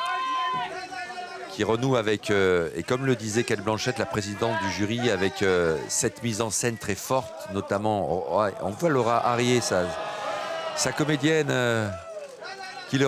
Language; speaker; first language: French; native; French